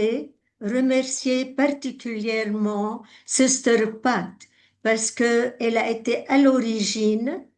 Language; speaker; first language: French; non-native, local second language; Arabic